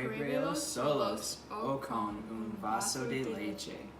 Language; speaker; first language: Spanish; non-native, learner; English